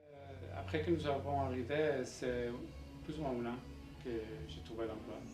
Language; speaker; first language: French; non-native, learner; English